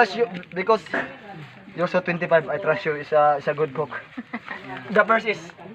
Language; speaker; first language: English; non-native, learner; Cebuano